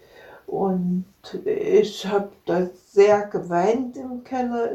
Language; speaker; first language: German; native; German